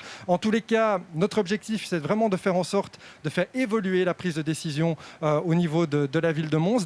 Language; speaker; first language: French; native; French